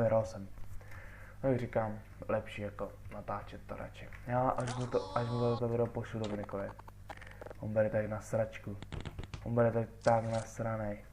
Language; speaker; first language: Czech; native; Czech